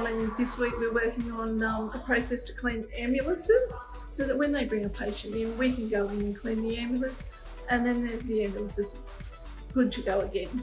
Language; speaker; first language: English; native; English